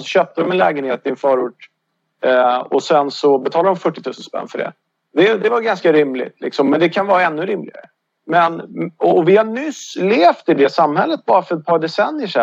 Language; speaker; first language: Swedish; native; Swedish